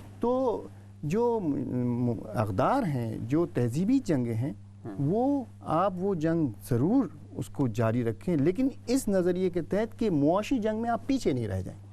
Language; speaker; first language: Urdu; native; Urdu